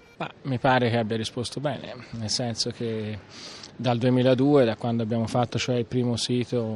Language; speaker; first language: Italian; native; Italian